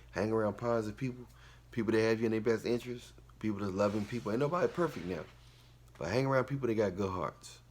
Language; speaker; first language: English; native; English